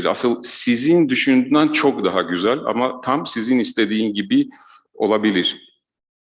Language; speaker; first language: Turkish; non-native, fluent; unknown